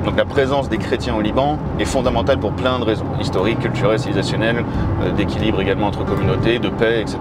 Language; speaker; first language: French; native; French